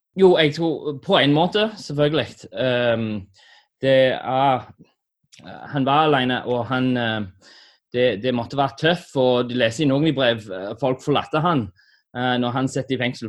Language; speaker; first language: Norwegian; non-native, fluent; English